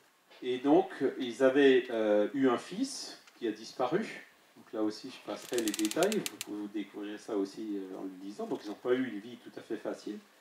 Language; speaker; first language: French; native; French